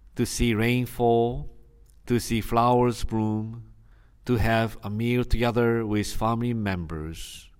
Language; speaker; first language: English; non-native, fluent; Japanese